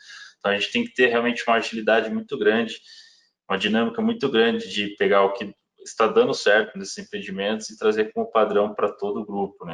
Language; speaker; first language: Portuguese; native; Portuguese